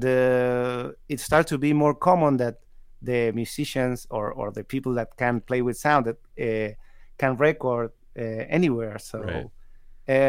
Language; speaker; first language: English; non-native, fluent; Spanish